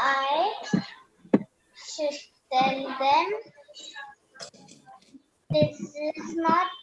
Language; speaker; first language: English; non-native, learner; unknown